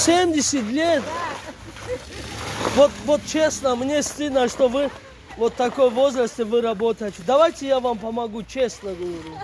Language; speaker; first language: Russian; non-native, fluent; Tajik